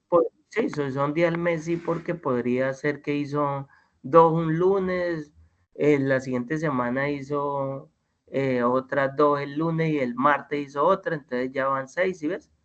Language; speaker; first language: Spanish; native; Spanish